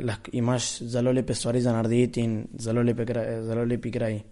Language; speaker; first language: Slovenian; early bilingual, heritage; Spanish